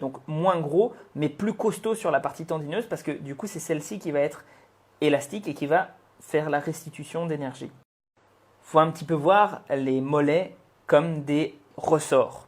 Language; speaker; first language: French; native; French